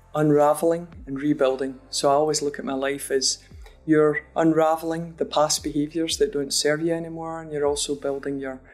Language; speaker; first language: English; native; English